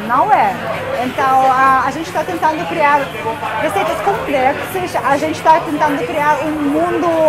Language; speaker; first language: Portuguese; non-native, fluent; Russian